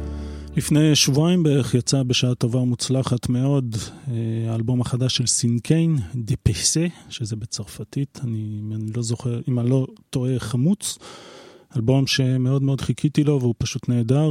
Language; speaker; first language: Hebrew; native; Hebrew